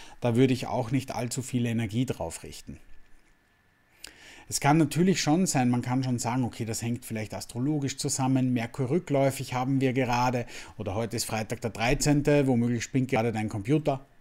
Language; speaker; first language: German; native; German